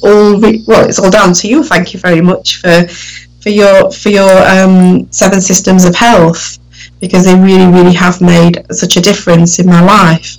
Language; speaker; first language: English; native; English